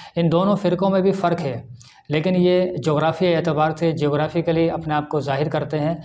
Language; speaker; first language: Urdu; native; Urdu